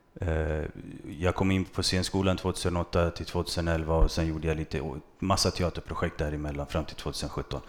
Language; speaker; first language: Swedish; early bilingual, other home language; Kurdish